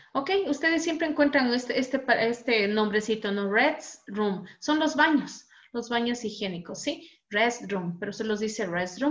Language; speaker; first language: Spanish; native; Spanish